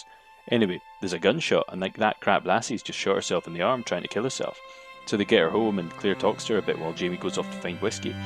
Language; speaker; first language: English; native; English